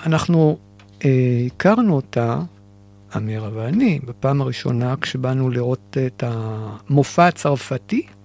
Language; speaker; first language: Hebrew; native; Hebrew